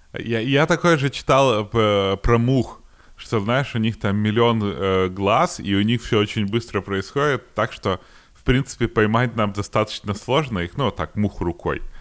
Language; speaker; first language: Russian; native; Russian